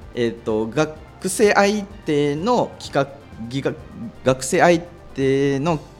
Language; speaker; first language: Japanese; non-native, fluent; Malay